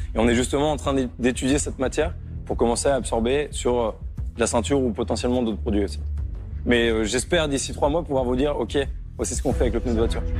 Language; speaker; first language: French; native; French